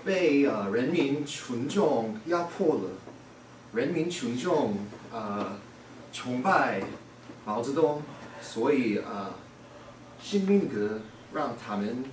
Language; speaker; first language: Chinese; non-native, learner; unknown